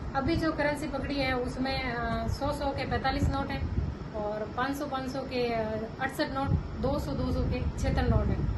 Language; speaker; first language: Hindi; native; Hindi